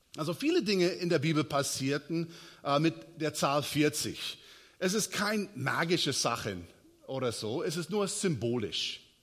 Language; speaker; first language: German; non-native, fluent; English